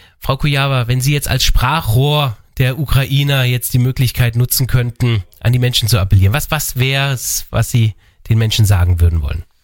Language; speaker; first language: German; native; German